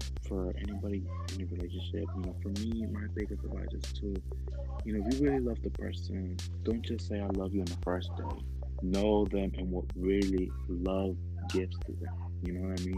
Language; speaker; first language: English; early bilingual, other home language; Spanish